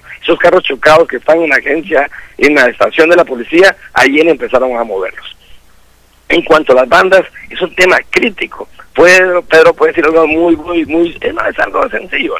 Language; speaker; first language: Spanish; native; Spanish